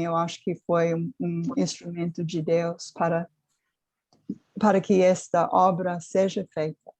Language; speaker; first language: Portuguese; non-native, fluent; English